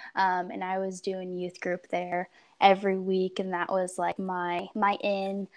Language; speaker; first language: English; native; English